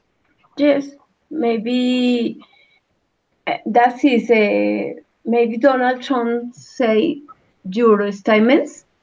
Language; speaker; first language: English; non-native, learner; Spanish